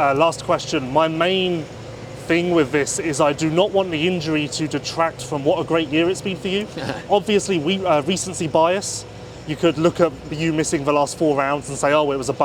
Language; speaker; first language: English; native; English